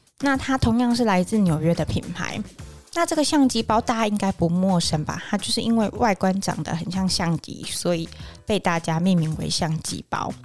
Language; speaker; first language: Chinese; native; Chinese